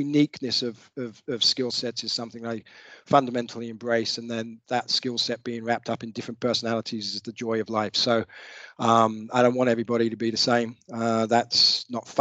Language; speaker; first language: English; native; English